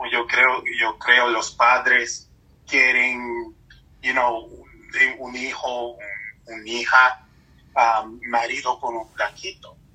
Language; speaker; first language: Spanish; non-native, learner; English